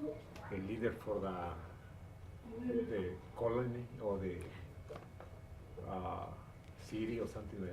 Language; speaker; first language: English; non-native, learner; Spanish